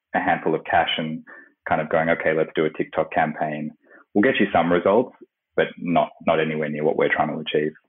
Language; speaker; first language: English; native; English